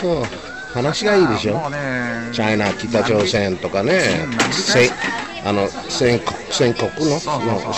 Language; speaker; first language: Japanese; non-native, fluent; English